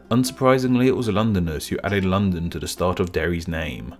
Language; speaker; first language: English; native; English